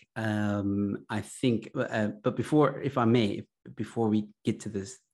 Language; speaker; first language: English; early bilingual, other home language; Arabic